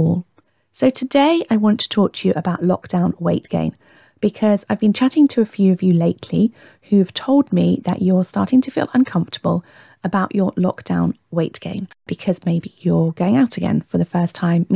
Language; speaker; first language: English; native; English